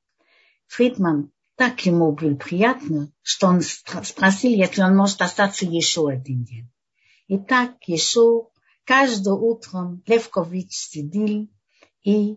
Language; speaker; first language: Russian; early bilingual, heritage; Russian